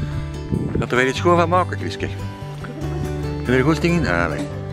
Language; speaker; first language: Dutch; native; Dutch